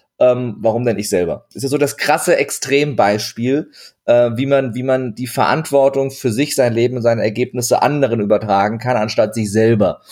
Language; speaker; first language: German; early bilingual, other home language; Turkish